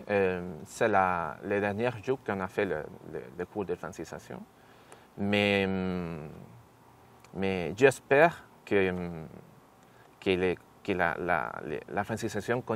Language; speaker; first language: French; non-native, learner; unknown